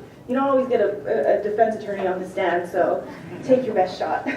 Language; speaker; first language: English; native; English